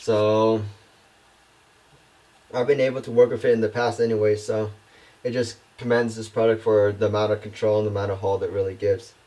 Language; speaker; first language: English; native; English